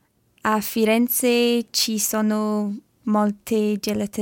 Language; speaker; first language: Italian; non-native, learner; English